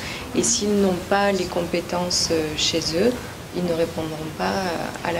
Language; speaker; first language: French; native; French